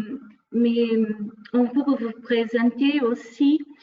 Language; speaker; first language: French; non-native, fluent; Portuguese